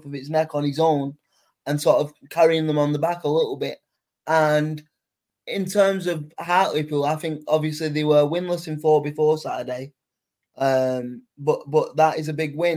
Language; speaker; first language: English; native; English